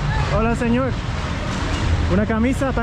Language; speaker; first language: Spanish; non-native, learner; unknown